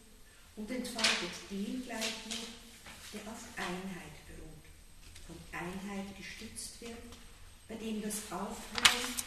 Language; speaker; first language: German; native; German